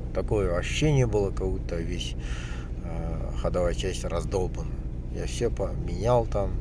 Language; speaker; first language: Russian; non-native, local second language; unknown